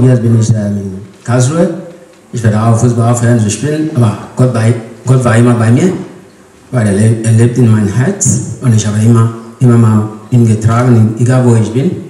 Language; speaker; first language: German; non-native, learner; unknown